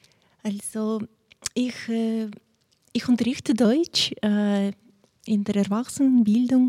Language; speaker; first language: German; non-native, fluent; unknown